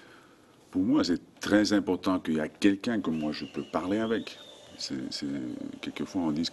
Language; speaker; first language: French; non-native, fluent; Finnish